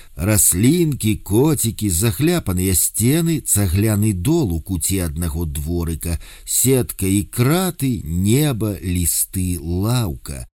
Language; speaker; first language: Belarusian; native; Belarusian